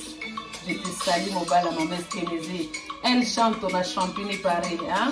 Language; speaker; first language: French; non-native, local second language; Lingala